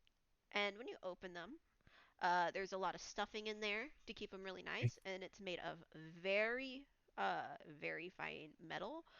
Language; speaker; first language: English; native; English